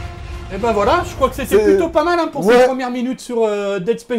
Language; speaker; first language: French; native; French